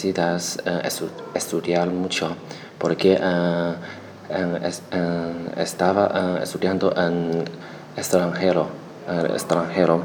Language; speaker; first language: Spanish; non-native, learner; Chinese